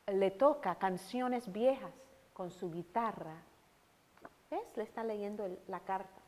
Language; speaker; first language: Spanish; early bilingual, heritage; Spanish